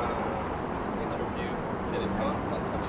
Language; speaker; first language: French; non-native, learner; English